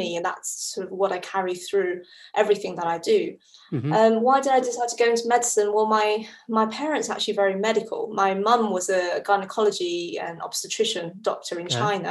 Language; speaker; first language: English; early bilingual, other home language; Chinese